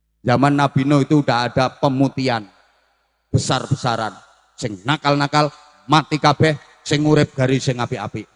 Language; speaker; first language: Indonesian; non-native, local second language; Javanese